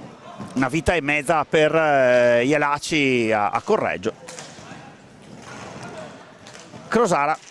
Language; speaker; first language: Italian; native; Italian